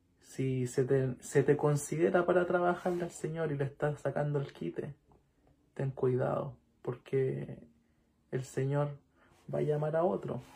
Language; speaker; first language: Spanish; native; Spanish